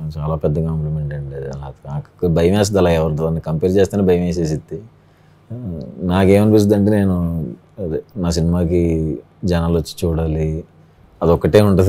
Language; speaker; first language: Telugu; native; Telugu